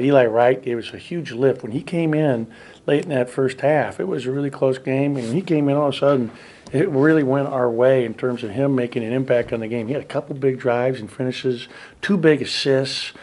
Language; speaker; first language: English; native; English